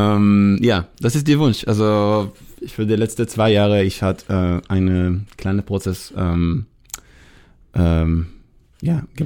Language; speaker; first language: German; non-native, fluent; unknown